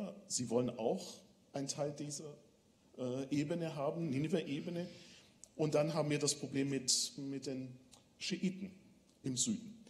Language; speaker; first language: German; non-native, fluent; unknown